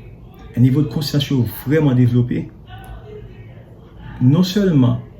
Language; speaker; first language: French; non-native, learner; Haitian Creole